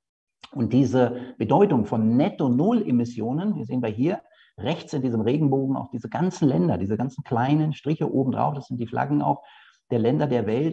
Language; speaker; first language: German; native; German